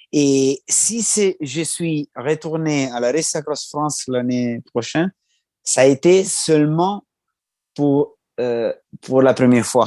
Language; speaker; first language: French; non-native, learner; Italian